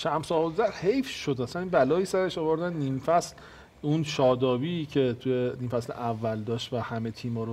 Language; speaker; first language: Persian; native; Persian